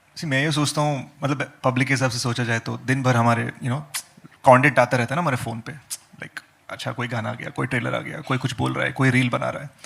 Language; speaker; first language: Hindi; non-native, learner; Telugu